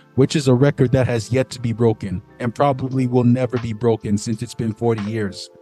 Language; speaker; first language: English; native; English